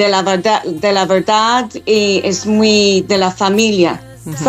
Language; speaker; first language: Spanish; non-native, fluent; English